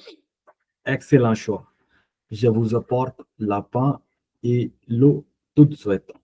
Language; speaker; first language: French; non-native, fluent; Punjabi